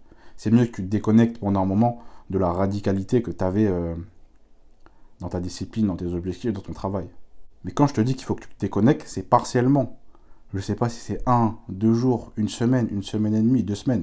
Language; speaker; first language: French; native; French